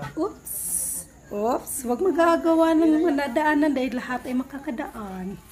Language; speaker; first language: Filipino; non-native, local second language; Bikol